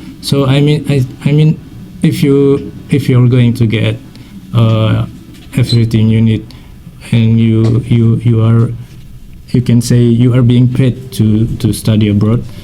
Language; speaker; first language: English; non-native, fluent; Indonesian